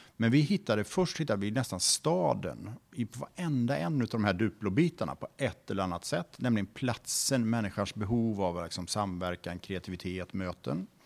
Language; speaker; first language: Swedish; native; Swedish